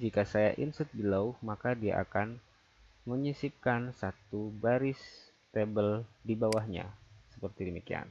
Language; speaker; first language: Indonesian; native; Indonesian